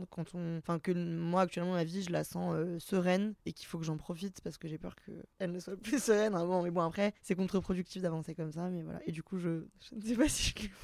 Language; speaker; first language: French; native; French